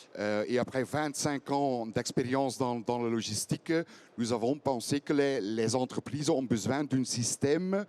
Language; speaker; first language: French; non-native, fluent; Dutch